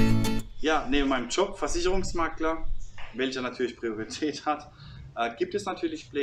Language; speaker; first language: German; native; German